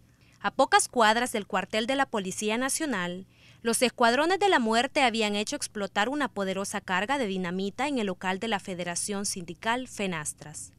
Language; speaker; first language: Spanish; native; Spanish